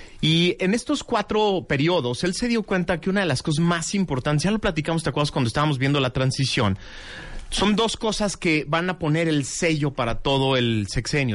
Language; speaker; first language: Spanish; native; Spanish